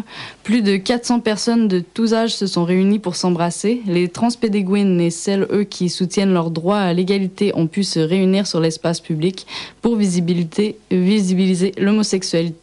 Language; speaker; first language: French; native; French